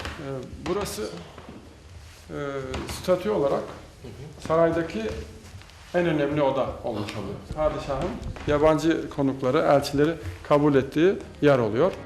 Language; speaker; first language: Turkish; native; Turkish